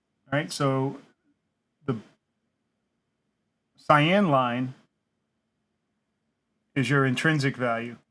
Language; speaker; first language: English; native; English